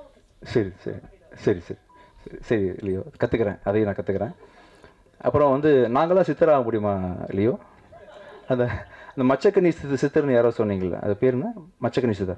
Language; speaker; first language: Tamil; native; Tamil